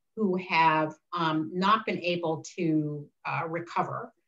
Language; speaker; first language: English; native; English